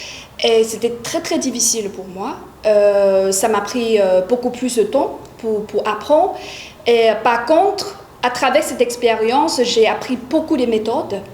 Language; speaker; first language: French; non-native, fluent; Chinese